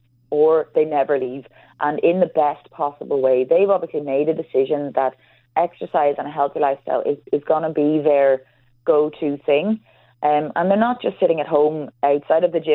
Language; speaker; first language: English; native; English